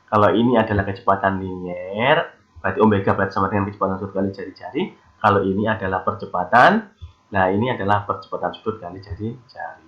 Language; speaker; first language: Indonesian; native; Indonesian